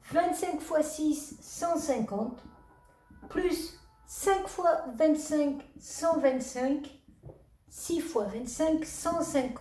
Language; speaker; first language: French; native; French